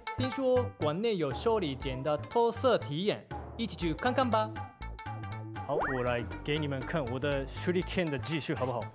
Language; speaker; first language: Chinese; non-native, fluent; Japanese